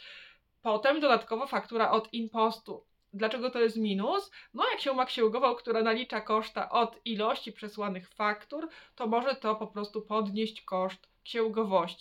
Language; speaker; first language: Polish; native; Polish